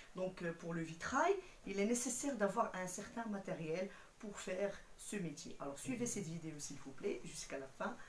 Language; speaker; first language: French; non-native, local second language; Arabic